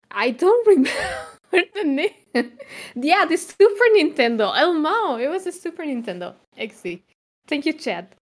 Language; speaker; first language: English; non-native, fluent; Spanish